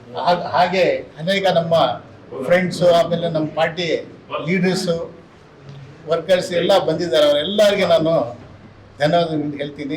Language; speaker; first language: Kannada; non-native, local second language; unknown